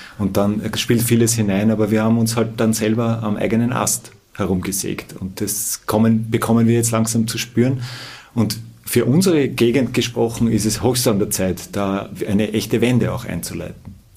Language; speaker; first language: German; native; German